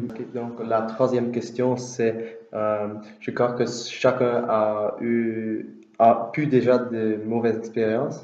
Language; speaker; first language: French; non-native, learner; Dutch